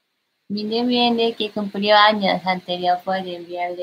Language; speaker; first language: Spanish; non-native, learner; Japanese